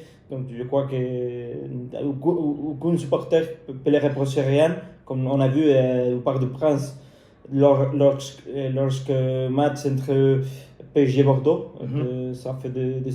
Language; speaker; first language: French; non-native, fluent; Spanish